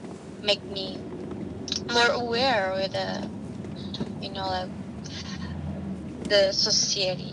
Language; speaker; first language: English; non-native, learner; Indonesian